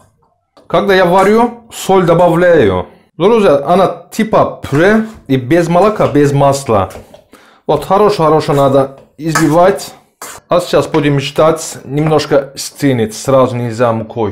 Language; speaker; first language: Russian; non-native, learner; Turkish